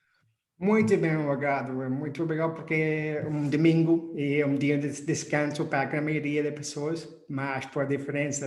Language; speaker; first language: Portuguese; non-native, fluent; English